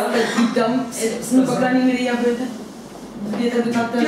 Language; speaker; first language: Russian; non-native, fluent; Bulgarian